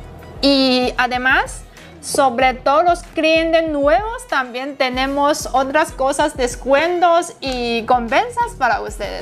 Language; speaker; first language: Spanish; non-native, learner; Chinese